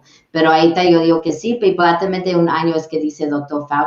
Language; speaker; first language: Spanish; early bilingual, heritage; English